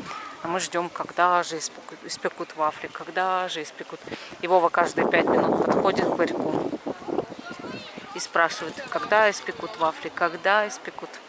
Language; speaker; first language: Russian; native; Russian